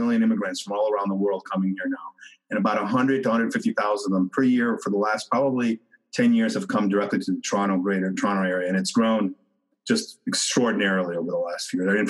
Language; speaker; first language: English; native; English